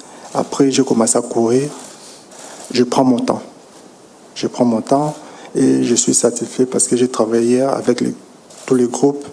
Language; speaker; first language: French; non-native, local second language; Lingala